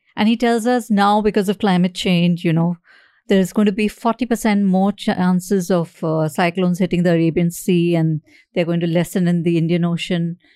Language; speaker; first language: English; non-native, local second language; Hindi